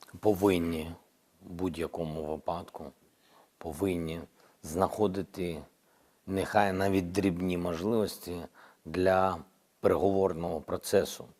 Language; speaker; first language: Ukrainian; non-native, local second language; Russian